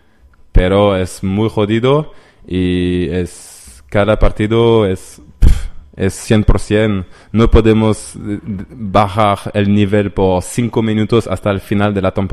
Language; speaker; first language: Spanish; non-native, learner; French